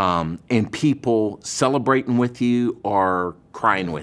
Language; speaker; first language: English; native; English